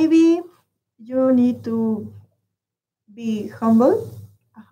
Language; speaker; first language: English; non-native, learner; Spanish